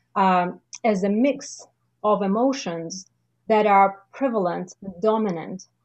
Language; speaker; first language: English; non-native, fluent; Russian